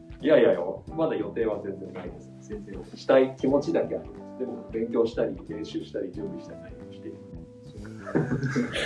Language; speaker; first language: Japanese; non-native, learner; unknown